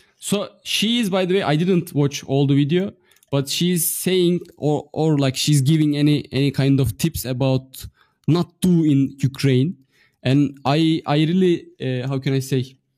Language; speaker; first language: English; non-native, fluent; Turkish